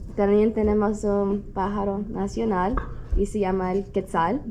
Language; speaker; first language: Spanish; early bilingual, heritage; Spanish